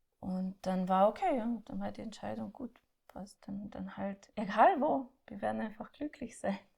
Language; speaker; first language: German; non-native, fluent; Russian